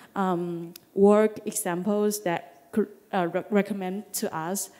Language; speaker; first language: English; non-native, fluent; Chinese